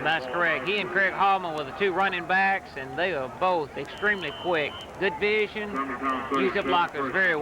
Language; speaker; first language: English; native; English